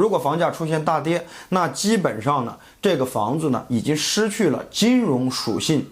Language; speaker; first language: Chinese; native; Chinese